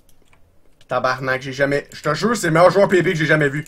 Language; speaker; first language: French; native; French